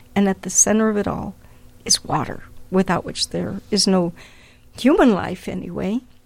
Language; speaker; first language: English; early bilingual, other home language; Spanish